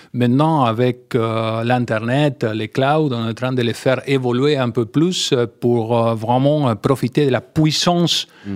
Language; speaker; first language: French; non-native, fluent; Spanish